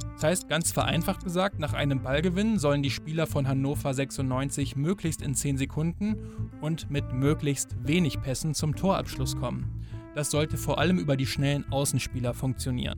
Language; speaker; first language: German; native; German